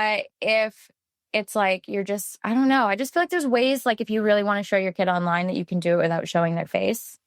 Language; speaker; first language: English; native; English